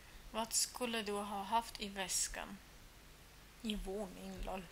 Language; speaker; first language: Swedish; non-native, learner; German